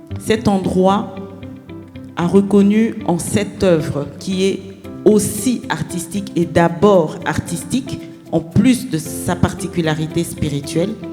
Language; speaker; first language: French; non-native, local second language; Lingala